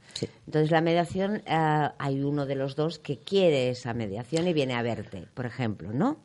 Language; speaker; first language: Spanish; non-native, local second language; Catalan